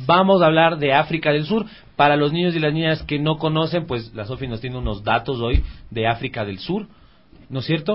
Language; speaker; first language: Spanish; native; Spanish